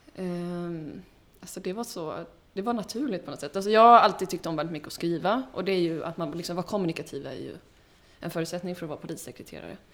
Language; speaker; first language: Swedish; early bilingual, heritage; Swedish